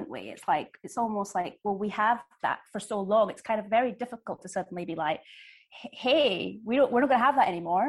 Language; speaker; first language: English; native; English